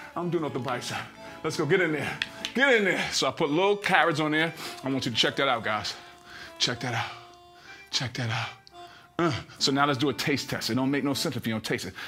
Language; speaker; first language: English; native; English